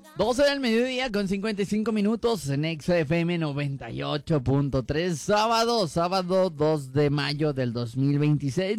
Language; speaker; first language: Spanish; native; Spanish